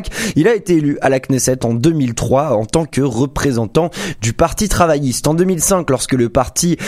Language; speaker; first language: French; native; French